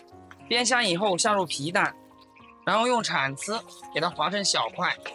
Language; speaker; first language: Chinese; native; Chinese